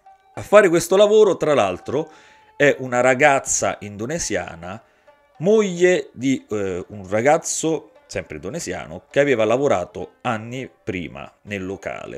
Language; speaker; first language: Italian; native; Italian